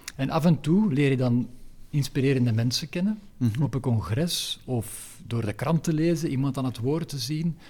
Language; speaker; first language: Dutch; native; Dutch